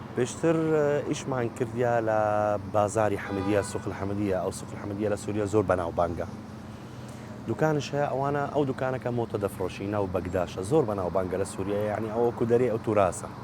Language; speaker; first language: Central Kurdish; non-native, local second language; Arabic